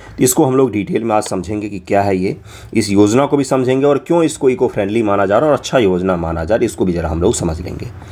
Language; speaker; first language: Hindi; non-native, local second language; Maithili